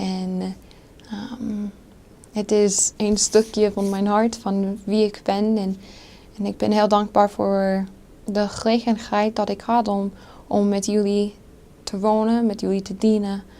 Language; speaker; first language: Dutch; non-native, fluent; English